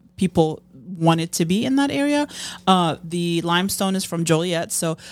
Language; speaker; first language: English; non-native, fluent; Arabic